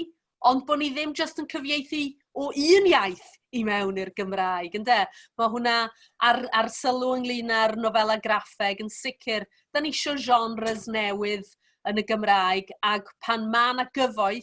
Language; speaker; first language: Welsh; native; Welsh